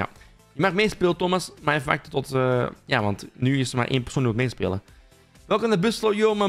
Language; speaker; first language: Dutch; native; Dutch